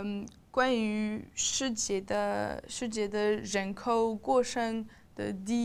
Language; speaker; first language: Chinese; non-native, learner; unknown